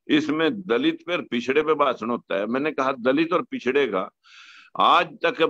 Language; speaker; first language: Hindi; native; Hindi